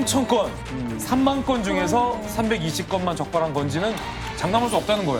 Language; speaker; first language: Korean; native; Korean